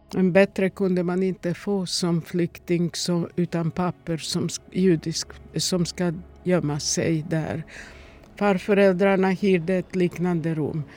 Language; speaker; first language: Swedish; non-native, fluent; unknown